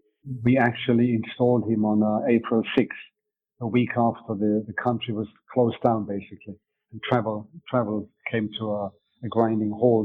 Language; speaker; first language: English; non-native, fluent; German